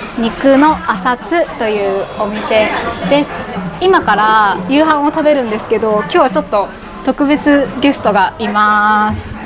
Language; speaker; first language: Japanese; native; Japanese